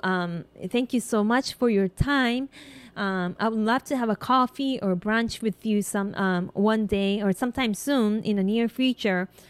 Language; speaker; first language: English; non-native, fluent; Japanese